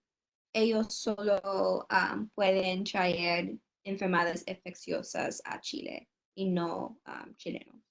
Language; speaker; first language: Spanish; non-native, learner; English